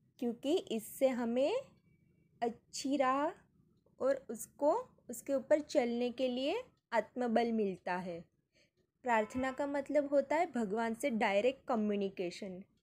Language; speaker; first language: Hindi; non-native, local second language; Gujarati